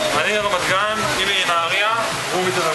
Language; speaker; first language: Hebrew; native; Hebrew